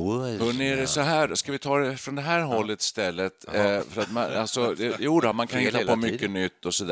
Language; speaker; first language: Swedish; native; Swedish